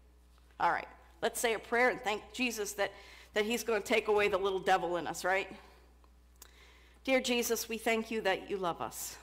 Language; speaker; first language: English; native; English